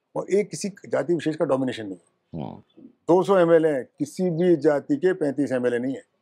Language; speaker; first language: Hindi; native; Hindi